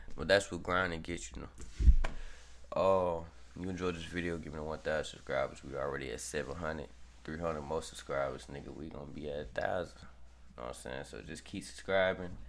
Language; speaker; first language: English; native; English